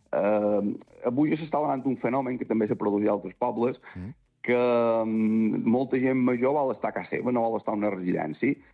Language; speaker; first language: Catalan; native; Catalan